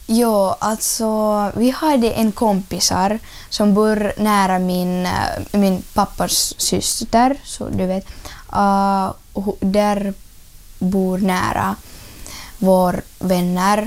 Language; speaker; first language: Swedish; early bilingual, other home language; Ukrainian